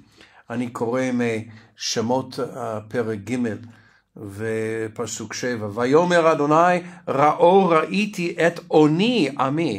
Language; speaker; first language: Hebrew; non-native, fluent; English